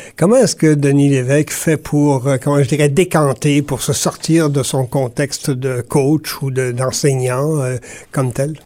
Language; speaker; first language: French; native; French